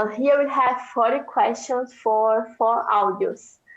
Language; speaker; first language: English; non-native, fluent; Portuguese